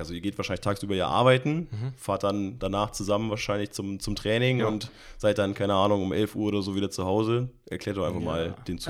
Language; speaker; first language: German; native; German